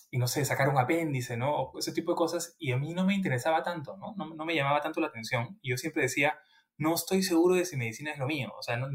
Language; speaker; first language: Spanish; native; Spanish